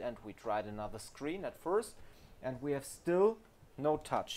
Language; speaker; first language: English; non-native, fluent; German